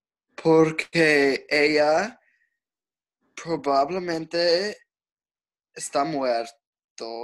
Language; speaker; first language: Spanish; non-native, learner; English